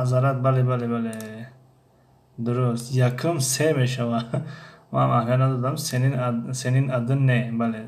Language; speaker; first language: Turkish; non-native, fluent; Tajik